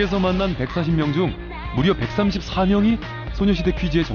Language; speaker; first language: Korean; native; Korean